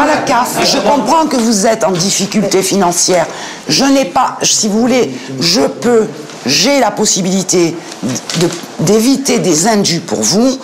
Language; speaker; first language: French; native; French